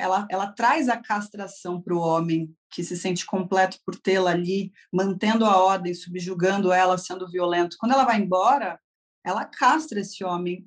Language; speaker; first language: Portuguese; native; Portuguese